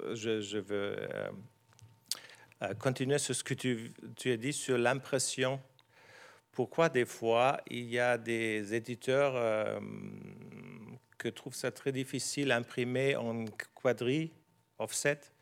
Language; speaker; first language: French; non-native, fluent; German